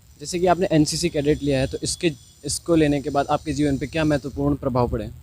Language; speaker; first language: Hindi; native; Hindi